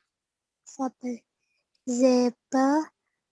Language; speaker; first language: French; non-native, learner; Indonesian